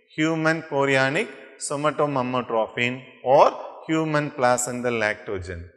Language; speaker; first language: English; non-native, local second language; Tamil